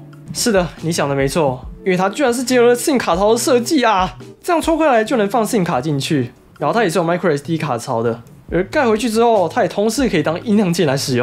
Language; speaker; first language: Chinese; native; Chinese